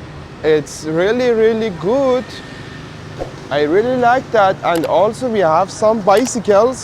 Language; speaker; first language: English; non-native, fluent; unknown